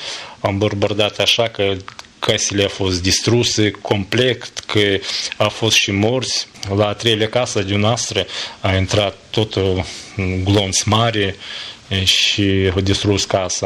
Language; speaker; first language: Romanian; non-native, learner; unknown